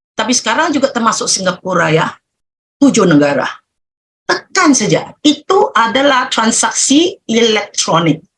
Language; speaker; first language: Malay; non-native, local second language; Chinese